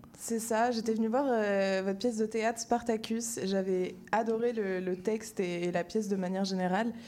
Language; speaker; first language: French; native; French